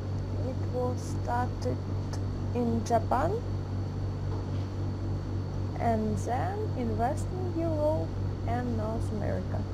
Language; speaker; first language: English; non-native, learner; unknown